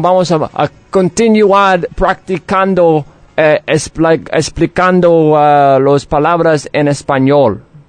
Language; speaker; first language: Spanish; non-native, learner; English